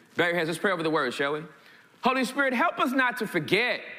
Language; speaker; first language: English; native; English